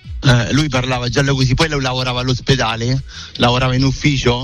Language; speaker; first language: Italian; native; Italian